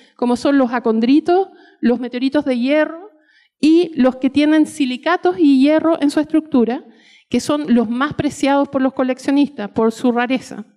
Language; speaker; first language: Spanish; native; Spanish